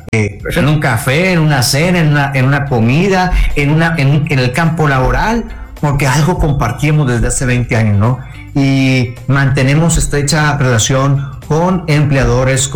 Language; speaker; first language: Spanish; native; Spanish